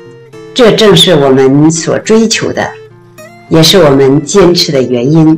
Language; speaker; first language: Chinese; native; Chinese